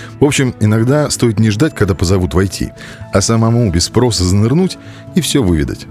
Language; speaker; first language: Russian; native; Russian